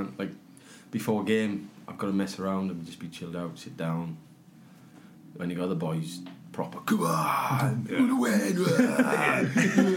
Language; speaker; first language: English; native; English